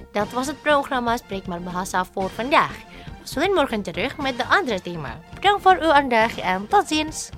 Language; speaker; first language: Dutch; non-native, learner; Indonesian